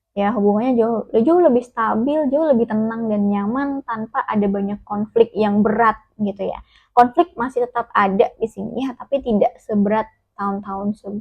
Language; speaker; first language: Indonesian; native; Indonesian